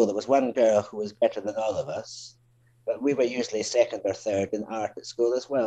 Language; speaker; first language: English; native; English